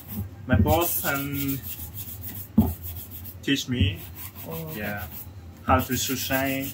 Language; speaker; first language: English; non-native, learner; Japanese